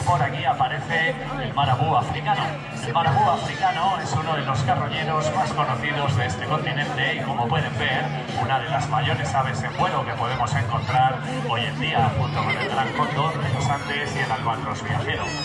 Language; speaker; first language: Spanish; native; Spanish